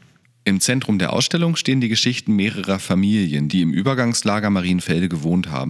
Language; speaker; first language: German; native; German